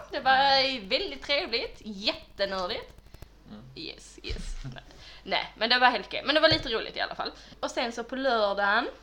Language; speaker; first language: Swedish; native; Swedish